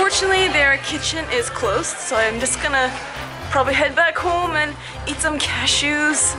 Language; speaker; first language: English; native; English